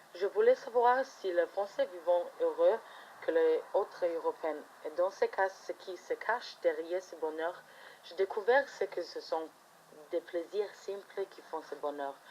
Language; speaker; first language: French; non-native, fluent; German